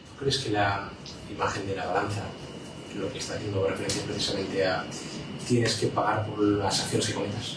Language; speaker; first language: Spanish; native; Spanish